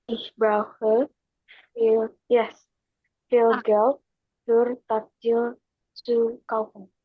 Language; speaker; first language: German; non-native, learner; Indonesian